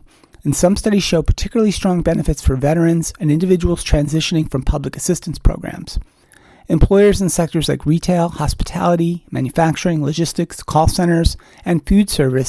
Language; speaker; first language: English; native; English